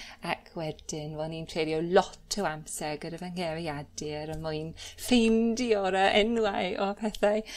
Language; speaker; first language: Welsh; non-native, learner; English